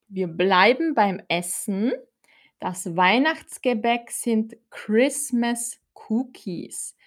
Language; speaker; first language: German; non-native, fluent; Filipino